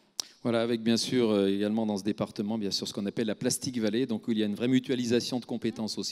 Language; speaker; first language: French; native; French